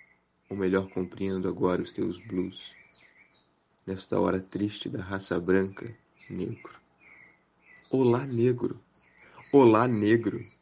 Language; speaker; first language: Portuguese; native; Portuguese